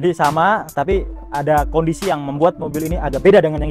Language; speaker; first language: Indonesian; native; Indonesian